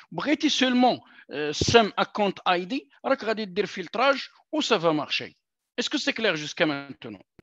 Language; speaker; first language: French; non-native, local second language; Arabic